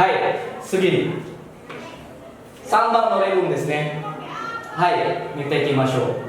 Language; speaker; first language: Japanese; non-native, fluent; Indonesian